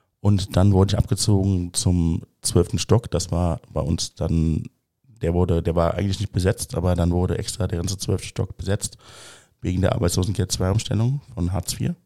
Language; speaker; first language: German; native; German